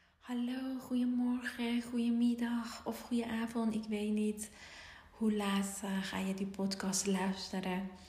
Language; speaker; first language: Dutch; non-native, fluent; Persian